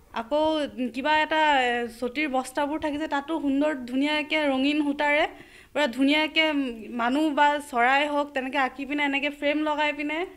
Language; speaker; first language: Assamese; native; Assamese